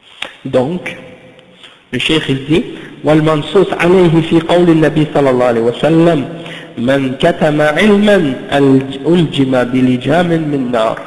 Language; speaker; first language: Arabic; non-native, fluent; French